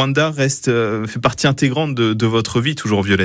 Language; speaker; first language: French; native; French